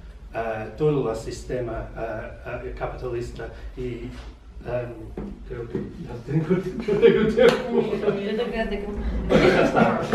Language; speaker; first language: Spanish; non-native, learner; English